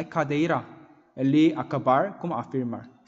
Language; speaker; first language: Portuguese; non-native, learner; Korean